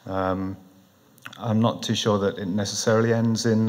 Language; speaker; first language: English; native; English